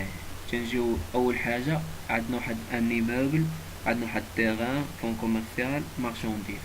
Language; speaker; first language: Arabic; native; Arabic